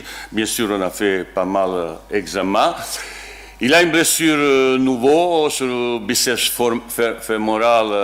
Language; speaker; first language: French; non-native, learner; Bosnian